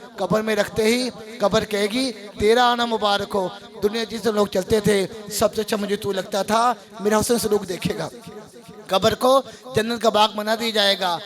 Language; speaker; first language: Urdu; non-native, local second language; Punjabi